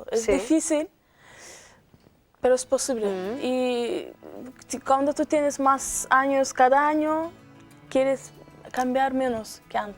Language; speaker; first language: Spanish; non-native, learner; Azerbaijani